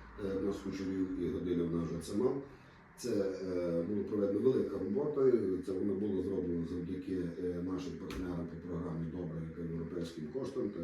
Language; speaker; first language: Ukrainian; native; Ukrainian